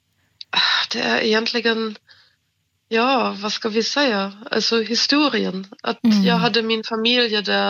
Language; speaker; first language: Swedish; non-native, fluent; German